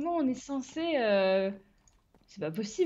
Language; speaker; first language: French; native; French